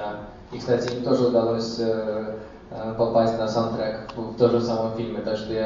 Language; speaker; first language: Russian; early bilingual, heritage; Russian